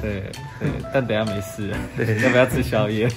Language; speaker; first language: Chinese; native; Chinese